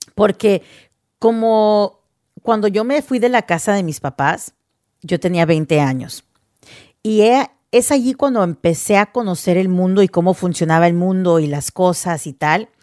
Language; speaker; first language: Spanish; early bilingual, heritage; Spanish